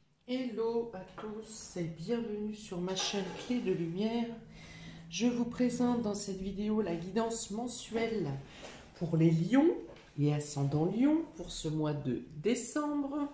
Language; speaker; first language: French; native; French